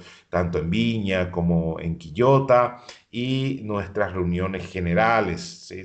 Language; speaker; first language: Spanish; native; Spanish